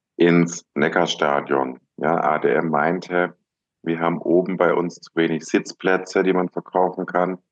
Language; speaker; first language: German; native; German